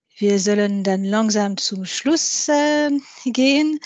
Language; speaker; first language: German; non-native, fluent; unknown